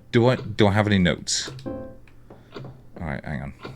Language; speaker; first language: English; native; English